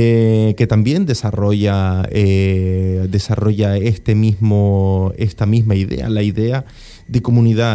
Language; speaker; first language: Spanish; native; Spanish